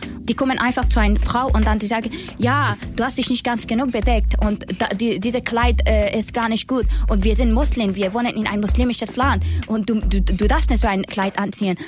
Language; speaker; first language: German; non-native, learner; Persian